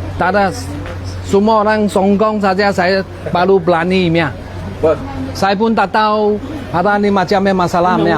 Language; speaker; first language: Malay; non-native, local second language; Cantonese